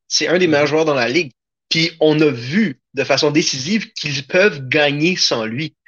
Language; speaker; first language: French; native; French